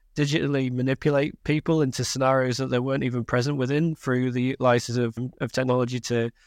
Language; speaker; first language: English; native; English